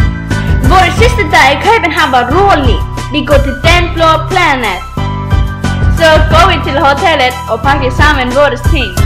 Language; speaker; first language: Danish; non-native, learner; Icelandic